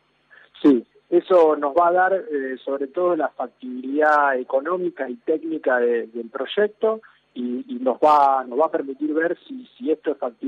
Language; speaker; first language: Spanish; native; Spanish